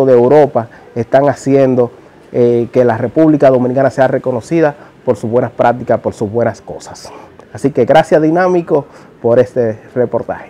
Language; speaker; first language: Spanish; native; Spanish